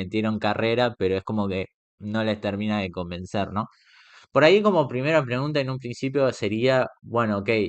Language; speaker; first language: Spanish; native; Spanish